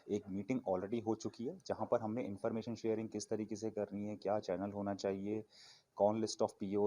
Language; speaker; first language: Hindi; non-native, local second language; Punjabi